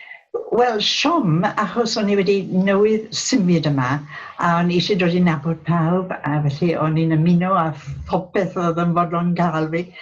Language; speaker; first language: Welsh; non-native, local second language; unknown